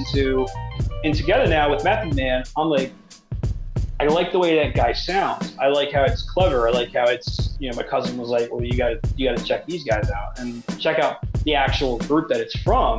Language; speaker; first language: English; native; English